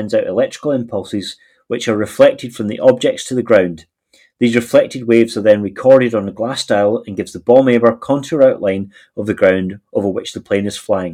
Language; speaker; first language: English; native; English